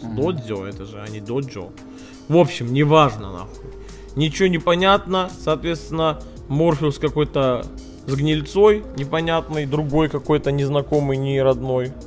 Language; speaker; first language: Russian; native; Russian